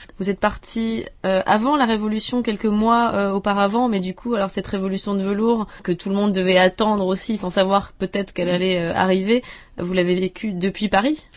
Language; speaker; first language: French; native; French